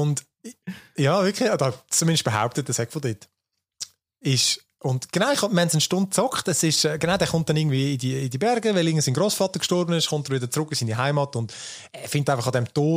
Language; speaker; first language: German; native; German